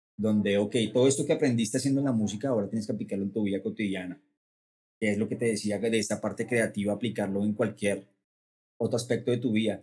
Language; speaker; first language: Spanish; native; Spanish